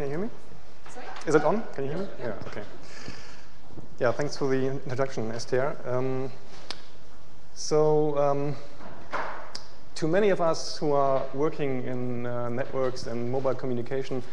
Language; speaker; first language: English; non-native, fluent; German